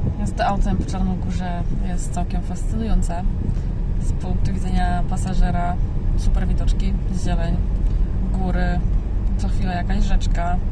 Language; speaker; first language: Polish; native; Polish